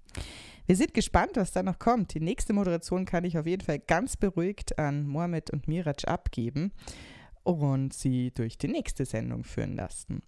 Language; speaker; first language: German; native; German